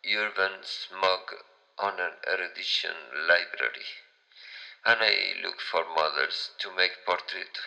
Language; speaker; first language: English; non-native, fluent; Spanish